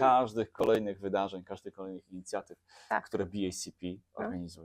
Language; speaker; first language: Polish; native; Polish